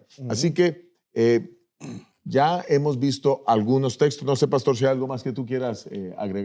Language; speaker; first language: Spanish; native; Spanish